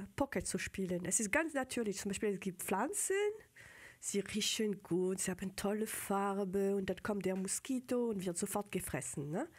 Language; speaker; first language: German; non-native, fluent; French